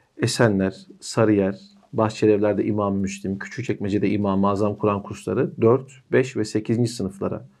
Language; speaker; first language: Turkish; native; Turkish